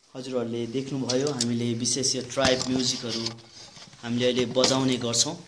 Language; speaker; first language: Nepali; non-native, local second language; Sherpa